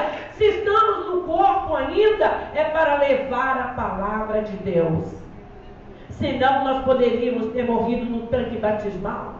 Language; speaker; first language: Portuguese; native; Portuguese